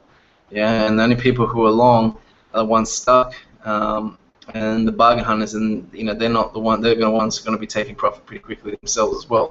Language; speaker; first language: English; native; English